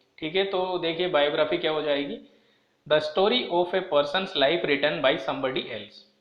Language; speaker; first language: Hindi; native; Hindi